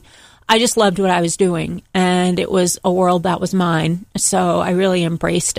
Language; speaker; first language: English; native; English